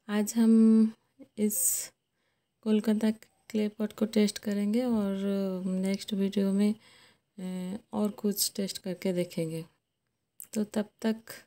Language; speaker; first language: Hindi; native; Hindi